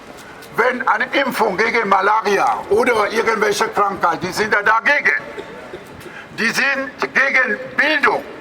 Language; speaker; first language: German; non-native, learner; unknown